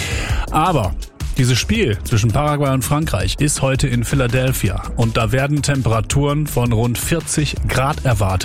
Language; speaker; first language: German; native; German